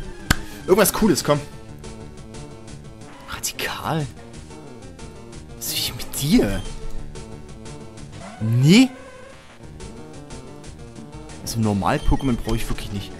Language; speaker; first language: German; native; German